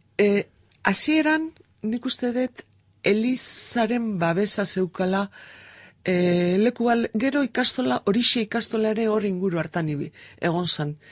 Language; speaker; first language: Basque; non-native, local second language; Spanish